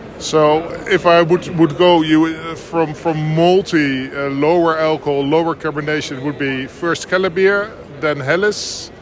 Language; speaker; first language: English; non-native, fluent; Dutch